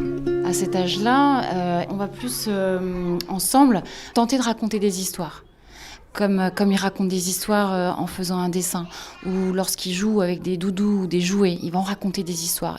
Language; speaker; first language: French; native; French